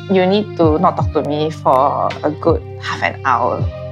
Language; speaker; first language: English; non-native, local second language; Chinese